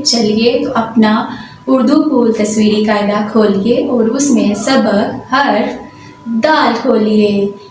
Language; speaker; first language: Urdu; non-native, local second language; Punjabi